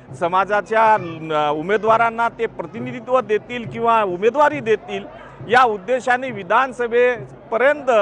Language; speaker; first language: Marathi; non-native, local second language; Lambadi